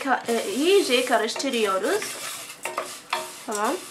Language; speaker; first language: Turkish; non-native, learner; Arabic